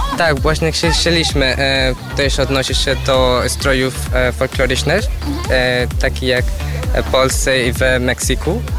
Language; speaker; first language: Polish; non-native, learner; Spanish